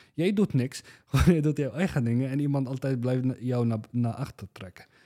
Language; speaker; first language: Dutch; non-native, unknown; Arabic